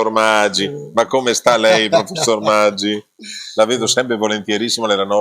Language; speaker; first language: Italian; native; Italian